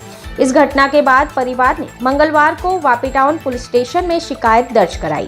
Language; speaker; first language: Hindi; native; Hindi